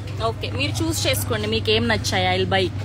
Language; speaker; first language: Telugu; native; Telugu